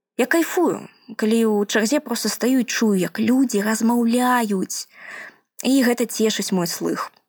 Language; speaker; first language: Belarusian; non-native, local second language; Russian